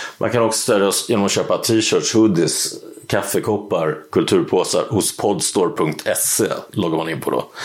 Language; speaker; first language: Swedish; native; Swedish